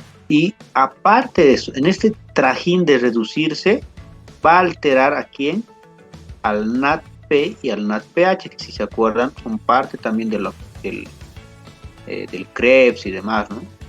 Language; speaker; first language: Spanish; native; Spanish